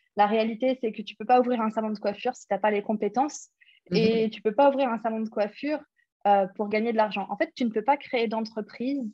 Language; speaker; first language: French; early bilingual, other home language; English